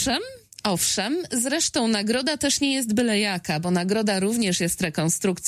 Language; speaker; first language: Polish; native; Polish